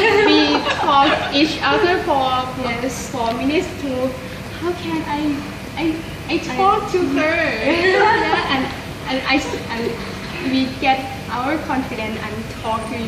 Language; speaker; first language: English; non-native, learner; Thai